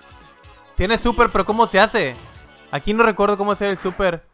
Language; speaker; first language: Spanish; native; Spanish